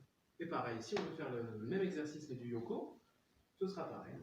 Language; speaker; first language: French; native; French